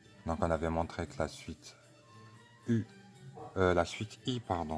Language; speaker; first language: French; native; French